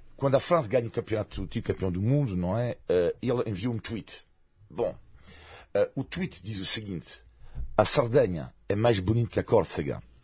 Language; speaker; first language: Portuguese; non-native, fluent; French